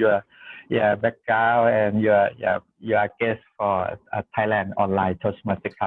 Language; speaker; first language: English; non-native, learner; Thai